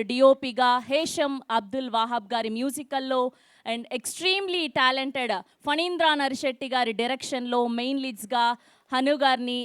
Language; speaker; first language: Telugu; native; Telugu